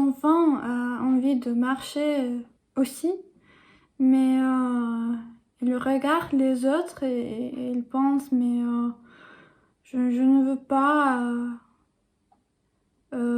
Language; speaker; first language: French; non-native, learner; English